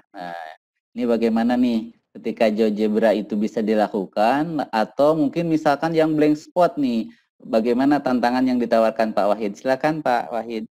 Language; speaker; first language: Indonesian; native; Indonesian